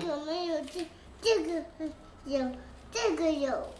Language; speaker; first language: Chinese; early bilingual, heritage; Chinese